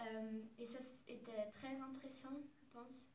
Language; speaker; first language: French; non-native, learner; German